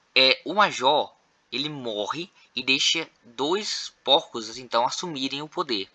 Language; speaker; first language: Portuguese; native; Portuguese